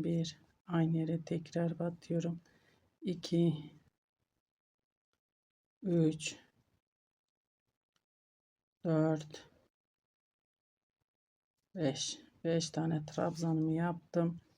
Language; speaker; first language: Turkish; native; Turkish